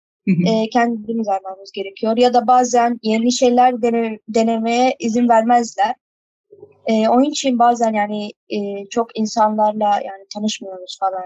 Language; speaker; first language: Turkish; early bilingual, other home language; Arabic